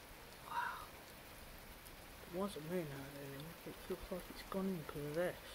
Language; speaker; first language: English; native; English